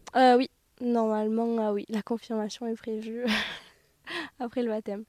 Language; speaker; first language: French; native; French